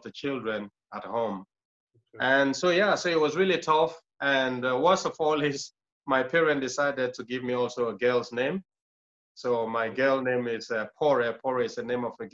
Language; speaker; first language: English; non-native, local second language; Krio